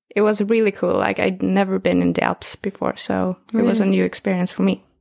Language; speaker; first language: English; non-native, fluent; Swedish